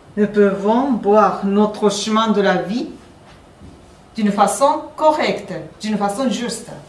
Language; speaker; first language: French; non-native, fluent; Japanese